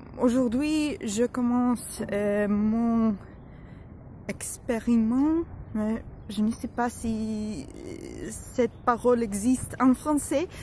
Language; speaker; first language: French; non-native, learner; Ukrainian